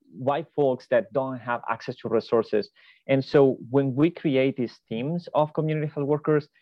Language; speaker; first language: English; non-native, fluent; Spanish